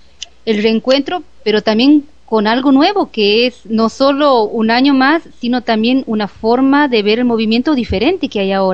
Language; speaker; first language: Spanish; native; Spanish